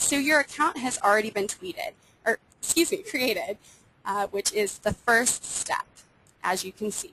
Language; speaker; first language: English; native; English